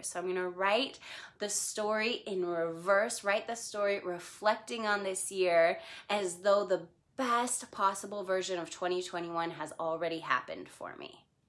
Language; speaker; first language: English; native; English